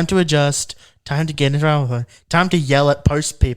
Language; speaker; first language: English; native; English